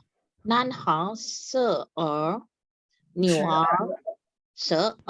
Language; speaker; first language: Chinese; non-native, learner; Indonesian